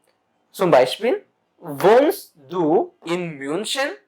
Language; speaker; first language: German; non-native, fluent; Bangla